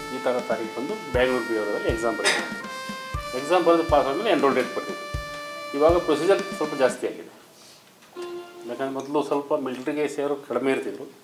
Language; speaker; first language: Kannada; native; Kannada